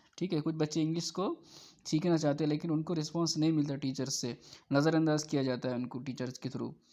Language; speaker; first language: Urdu; native; Urdu